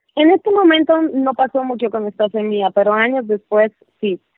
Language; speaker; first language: Spanish; non-native, fluent; Polish